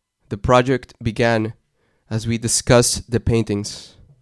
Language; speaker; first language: English; early bilingual, other home language; Spanish